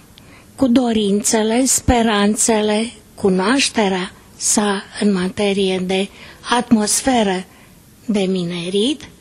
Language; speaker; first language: Romanian; native; Romanian